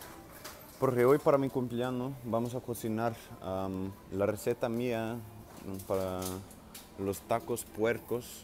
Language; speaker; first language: Spanish; non-native, learner; English